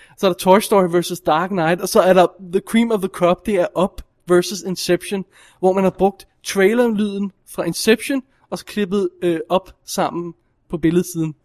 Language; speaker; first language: Danish; native; Danish